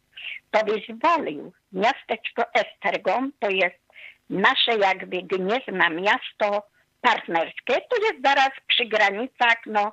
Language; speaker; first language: Polish; non-native, fluent; Hungarian